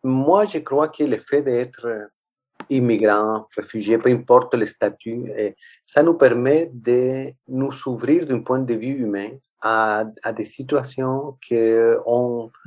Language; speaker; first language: French; non-native, fluent; Spanish